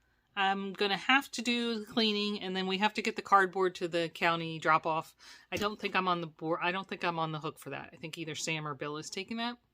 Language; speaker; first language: English; native; English